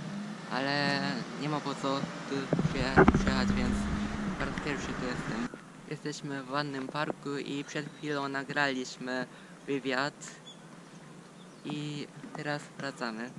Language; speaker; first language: Polish; non-native, fluent; Japanese